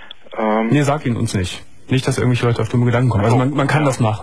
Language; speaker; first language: German; native; German